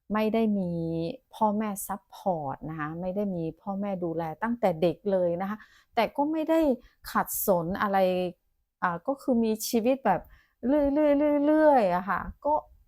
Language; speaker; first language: Thai; non-native, local second language; Chinese